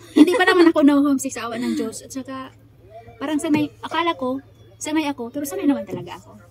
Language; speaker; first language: Filipino; non-native, local second language; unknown